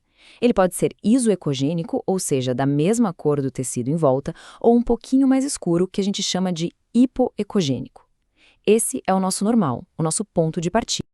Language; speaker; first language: Portuguese; native; Portuguese